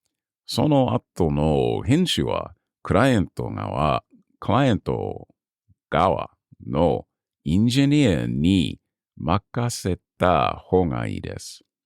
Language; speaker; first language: Japanese; non-native, learner; English